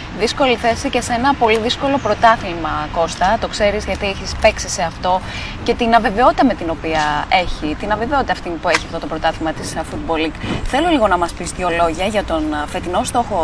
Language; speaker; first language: Greek; native; Greek